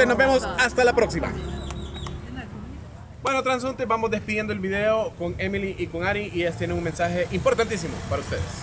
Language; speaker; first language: Spanish; native; Spanish